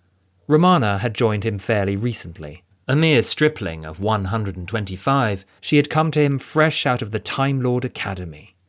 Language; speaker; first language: English; native; English